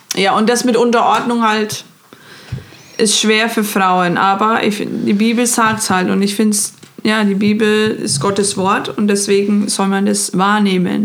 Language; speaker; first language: German; non-native, fluent; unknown